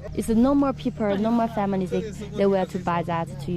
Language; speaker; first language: English; non-native, learner; Chinese